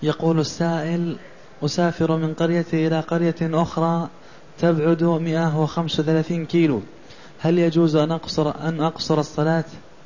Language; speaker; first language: Arabic; native; Arabic